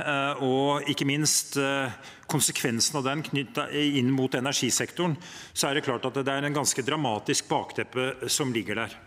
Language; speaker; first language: Norwegian; native; Norwegian